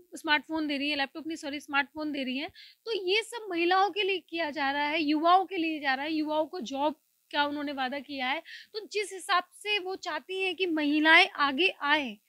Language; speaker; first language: Hindi; native; Hindi